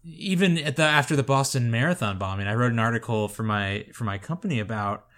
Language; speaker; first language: English; native; English